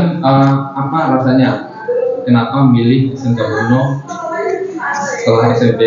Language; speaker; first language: Indonesian; non-native, local second language; Javanese